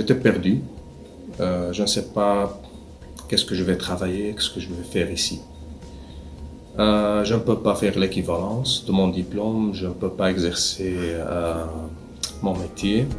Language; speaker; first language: French; non-native, fluent; Arabic